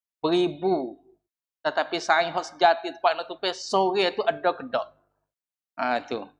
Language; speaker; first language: Malay; native; Malay